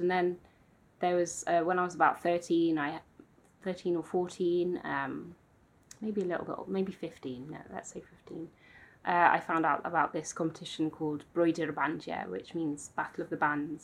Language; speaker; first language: English; native; English